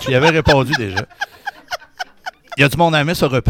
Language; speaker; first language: French; native; French